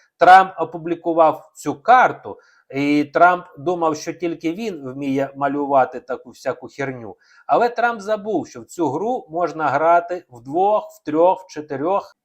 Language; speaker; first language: Ukrainian; non-native, local second language; Russian